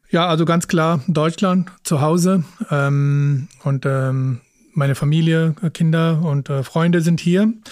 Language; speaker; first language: German; early bilingual, other home language; Punjabi